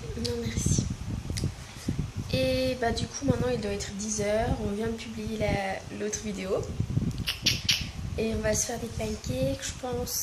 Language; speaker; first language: French; native; French